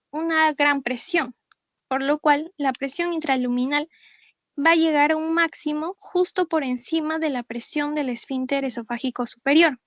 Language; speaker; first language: Spanish; native; Spanish